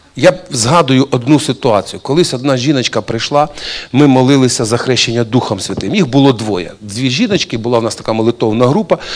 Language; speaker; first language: Ukrainian; non-native, local second language; Russian